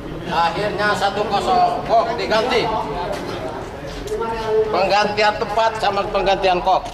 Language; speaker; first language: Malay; non-native, local second language; Javanese